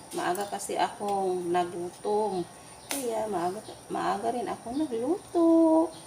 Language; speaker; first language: Filipino; non-native, local second language; Cebuano